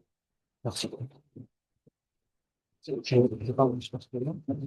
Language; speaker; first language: French; native; French